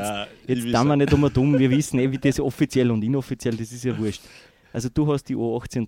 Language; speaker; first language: German; native; German